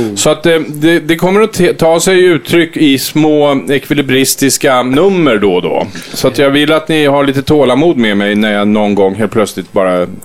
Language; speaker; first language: Swedish; native; Swedish